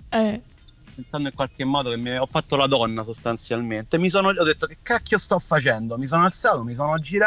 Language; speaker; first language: Italian; native; Italian